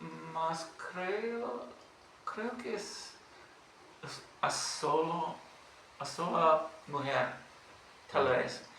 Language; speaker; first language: Portuguese; non-native, learner; English